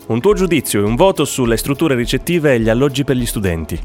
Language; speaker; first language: Italian; native; Italian